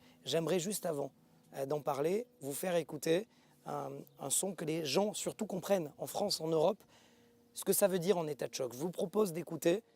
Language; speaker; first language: French; native; French